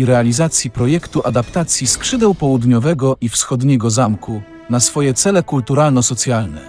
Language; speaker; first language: Polish; native; Polish